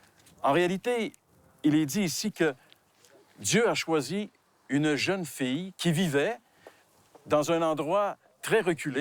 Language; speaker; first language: French; native; French